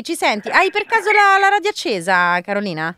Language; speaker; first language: Italian; native; Italian